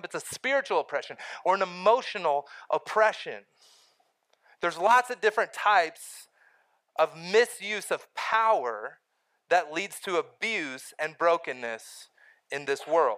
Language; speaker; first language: English; native; English